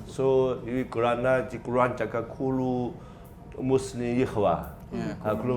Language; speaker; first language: Indonesian; non-native, learner; Chinese